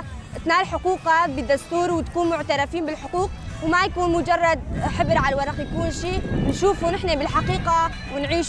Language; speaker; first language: Arabic; non-native, local second language; Armenian